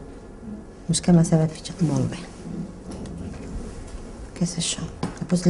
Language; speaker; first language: Catalan; non-native, fluent; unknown